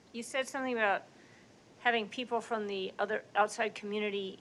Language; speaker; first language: English; native; English